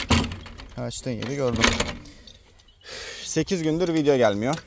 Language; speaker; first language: Turkish; native; Turkish